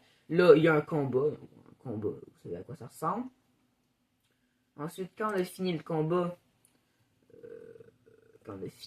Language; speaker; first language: French; native; French